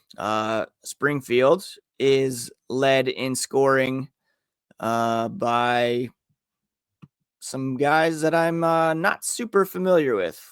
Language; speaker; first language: English; native; English